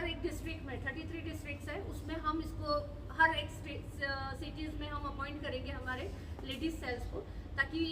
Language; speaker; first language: Hindi; non-native, local second language; Gujarati